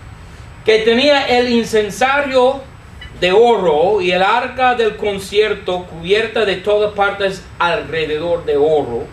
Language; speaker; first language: Spanish; non-native, fluent; English